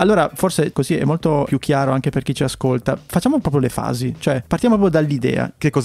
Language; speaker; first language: Italian; native; Italian